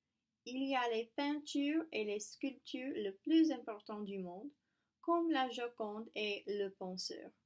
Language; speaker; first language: French; non-native, learner; English